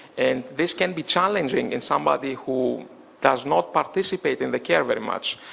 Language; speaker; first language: English; non-native, fluent; Greek